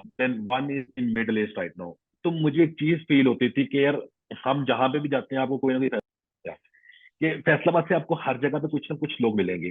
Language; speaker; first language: Urdu; non-native, local second language; Punjabi